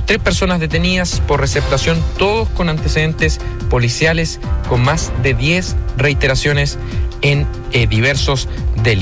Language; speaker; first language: Spanish; native; Spanish